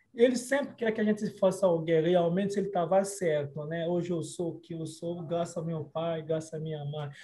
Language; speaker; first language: Portuguese; non-native, fluent; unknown